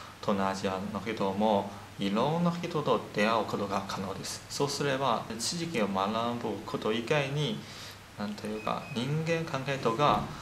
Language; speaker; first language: Japanese; non-native, fluent; Chinese